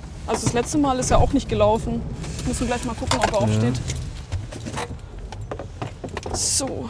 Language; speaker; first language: German; native; German